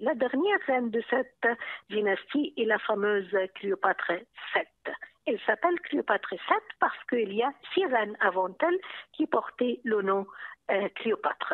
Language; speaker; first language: French; non-native, fluent; Arabic